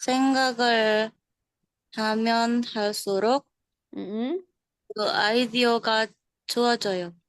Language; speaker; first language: Korean; non-native, learner; Indonesian